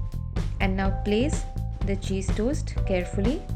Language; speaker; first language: English; non-native, local second language; Hindi